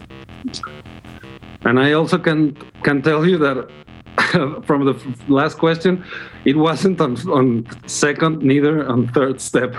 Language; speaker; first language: English; non-native, fluent; Spanish